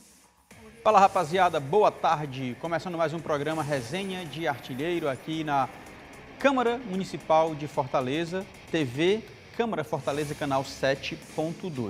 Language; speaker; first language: Portuguese; native; Portuguese